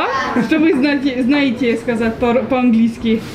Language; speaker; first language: Russian; non-native, fluent; French